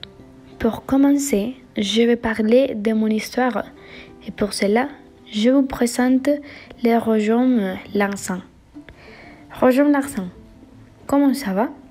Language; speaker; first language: French; non-native, learner; Spanish